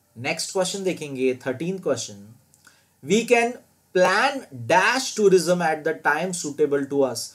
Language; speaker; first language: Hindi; non-native, local second language; Gujarati